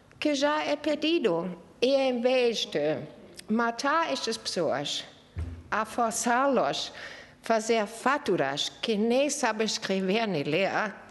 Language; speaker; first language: Portuguese; non-native, fluent; German